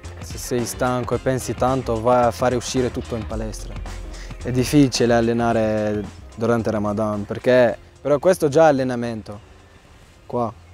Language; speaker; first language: Italian; non-native, learner; Arabic